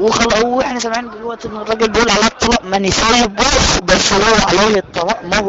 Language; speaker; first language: Arabic; native; Arabic